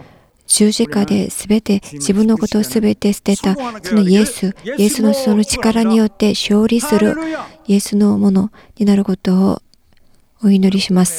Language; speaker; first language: Japanese; non-native, learner; Korean